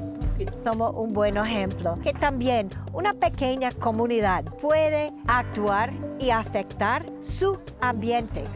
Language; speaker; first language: Spanish; non-native, fluent; English